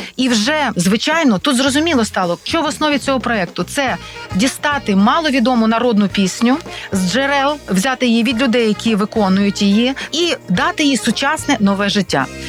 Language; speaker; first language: Ukrainian; native; Ukrainian